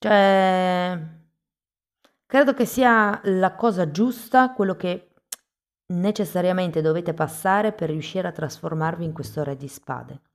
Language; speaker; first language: Italian; native; Italian